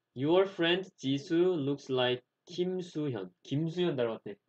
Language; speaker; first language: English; non-native, learner; Korean